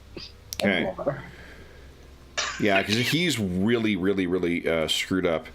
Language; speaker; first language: English; native; English